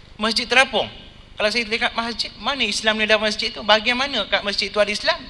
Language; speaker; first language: Malay; non-native, local second language; Tamil